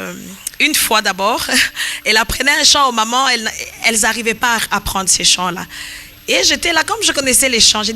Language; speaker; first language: French; non-native, local second language; Swahili